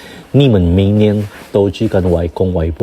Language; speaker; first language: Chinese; non-native, fluent; Indonesian